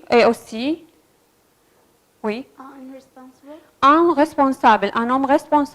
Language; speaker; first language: French; non-native, fluent; Arabic